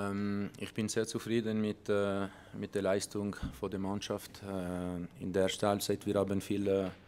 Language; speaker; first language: German; non-native, learner; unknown